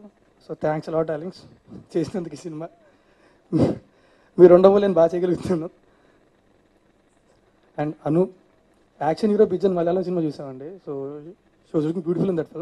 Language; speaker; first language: Telugu; native; Telugu